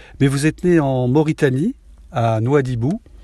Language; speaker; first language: French; native; French